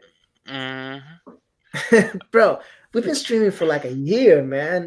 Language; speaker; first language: English; non-native, fluent; Spanish